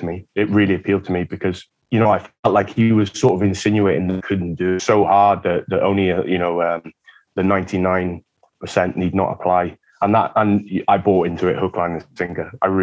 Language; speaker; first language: English; native; English